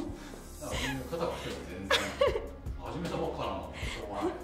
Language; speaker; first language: Japanese; native; Japanese